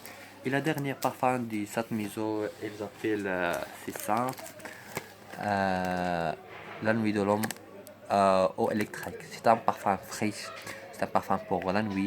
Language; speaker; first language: French; non-native, learner; Arabic